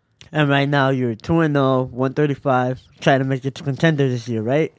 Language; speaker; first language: English; early bilingual, other home language; Spanish